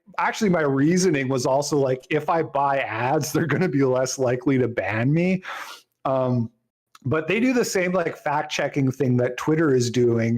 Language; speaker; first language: English; native; English